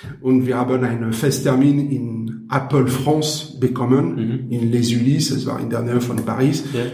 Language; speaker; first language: German; non-native, learner; French